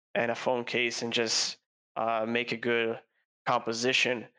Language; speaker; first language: English; non-native, fluent; Lithuanian